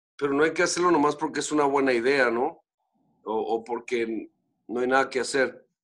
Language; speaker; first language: Spanish; native; Spanish